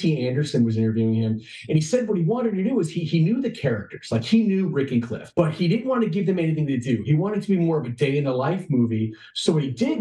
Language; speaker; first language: English; native; English